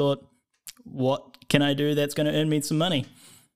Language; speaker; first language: English; native; English